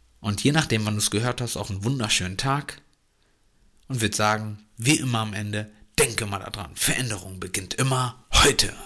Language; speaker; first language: German; native; German